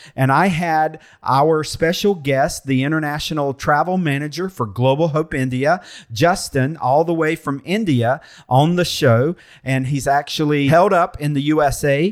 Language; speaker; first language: English; native; English